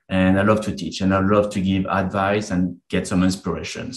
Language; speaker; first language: English; non-native, fluent; French